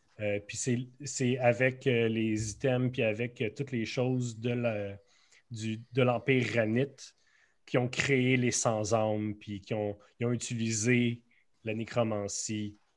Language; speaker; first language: French; native; French